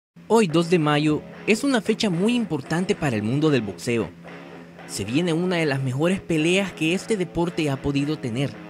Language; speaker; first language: Spanish; native; Spanish